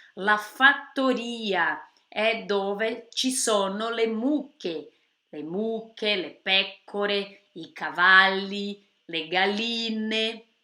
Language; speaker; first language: Italian; non-native, fluent; Portuguese